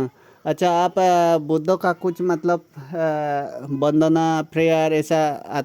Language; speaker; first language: Hindi; non-native, local second language; Mizo